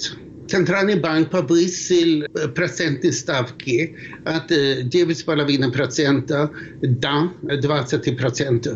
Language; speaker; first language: Russian; non-native, fluent; Swedish